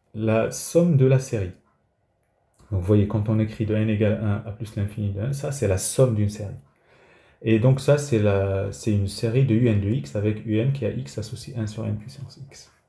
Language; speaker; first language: French; native; French